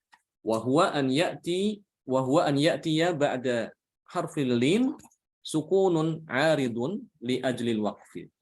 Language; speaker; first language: Arabic; non-native, fluent; Indonesian